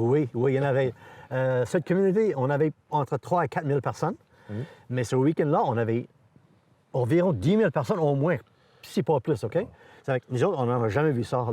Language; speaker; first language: French; native; French